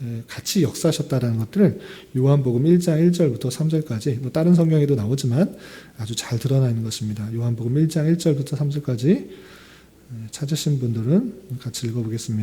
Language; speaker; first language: Korean; native; Korean